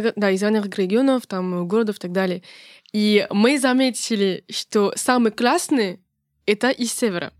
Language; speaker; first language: Russian; non-native, fluent; French